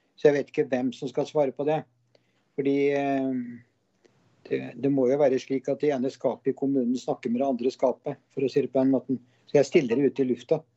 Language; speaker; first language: Norwegian; native; Norwegian